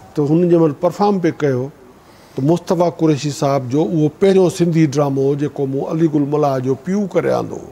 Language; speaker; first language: Sindhi; native; Sindhi